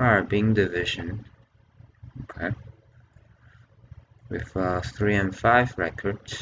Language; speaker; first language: English; non-native, fluent; Chinese